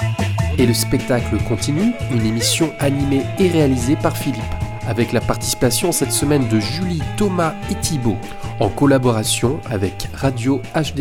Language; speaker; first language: French; native; French